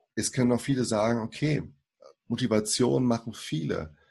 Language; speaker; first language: German; early bilingual, other home language; Portuguese